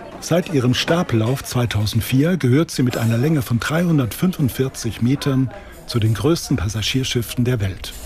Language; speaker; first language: German; native; German